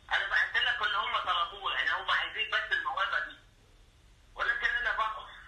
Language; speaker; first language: Arabic; native; Arabic